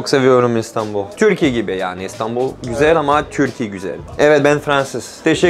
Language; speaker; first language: Turkish; non-native, learner; French